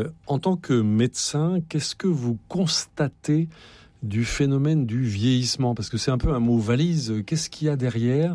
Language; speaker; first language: French; native; French